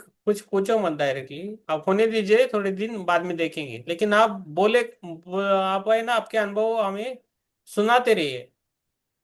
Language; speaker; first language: Hindi; native; Hindi